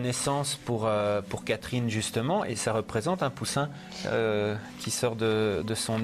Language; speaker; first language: French; native; French